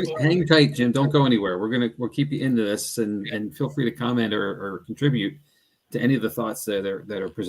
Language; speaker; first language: English; native; English